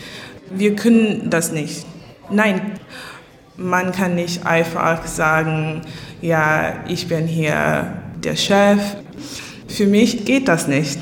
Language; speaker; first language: German; non-native, learner; English